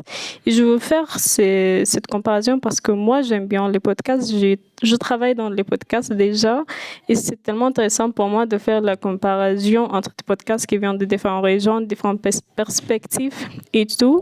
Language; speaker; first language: French; non-native, fluent; Arabic